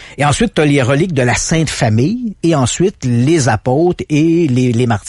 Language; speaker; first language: French; native; French